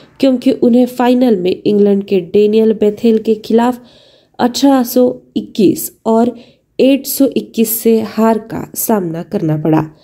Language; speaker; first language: Hindi; non-native, local second language; Marathi